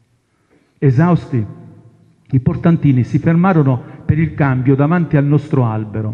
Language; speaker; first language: Italian; non-native, local second language; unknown